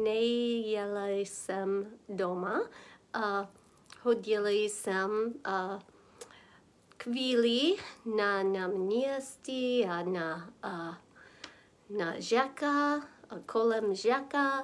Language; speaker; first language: Czech; non-native, learner; English